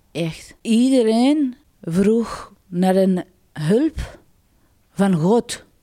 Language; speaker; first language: Dutch; non-native, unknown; Persian